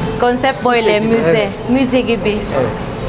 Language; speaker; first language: Turkish; non-native, learner; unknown